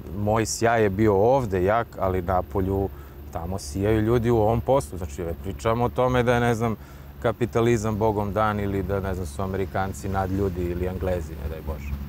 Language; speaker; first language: Serbian; native; Serbian